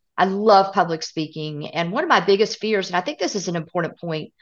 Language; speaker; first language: English; native; English